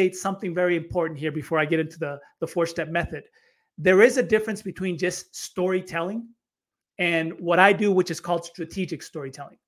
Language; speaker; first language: English; native; English